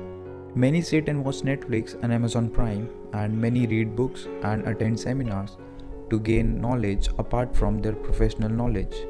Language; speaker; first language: English; non-native, local second language; Hindi